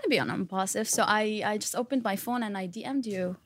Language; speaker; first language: English; non-native, fluent; Arabic